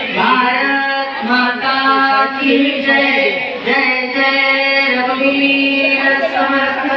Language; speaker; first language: Hindi; non-native, local second language; Marathi